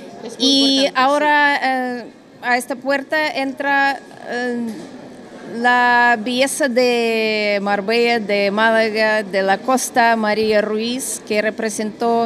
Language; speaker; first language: Spanish; non-native, fluent; Russian